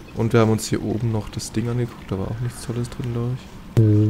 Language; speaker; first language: German; native; German